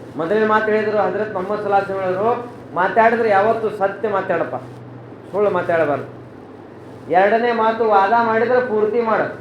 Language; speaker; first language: Kannada; non-native, local second language; Urdu